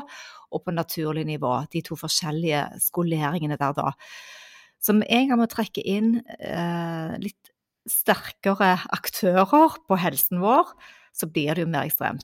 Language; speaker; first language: Norwegian; native; Norwegian